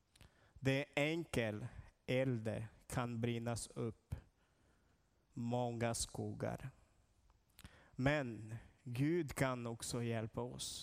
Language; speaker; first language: Swedish; non-native, learner; Portuguese